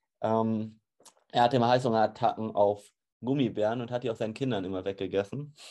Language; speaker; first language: German; native; German